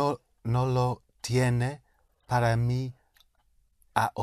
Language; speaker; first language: Spanish; non-native, learner; English